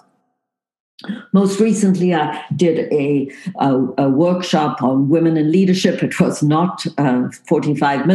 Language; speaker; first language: English; native; English